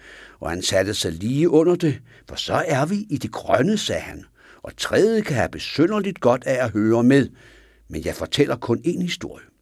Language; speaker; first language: Danish; native; Danish